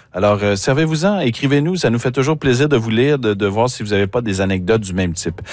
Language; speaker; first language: French; native; French